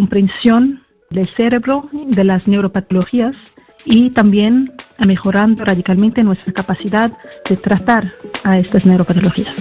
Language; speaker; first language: Spanish; non-native, fluent; French